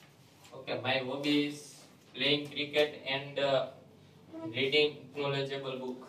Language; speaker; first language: English; non-native, learner; Gujarati